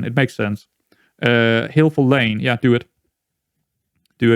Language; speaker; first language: English; non-native, fluent; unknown